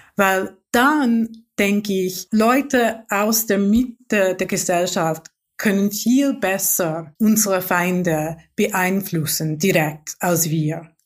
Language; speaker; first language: German; non-native, fluent; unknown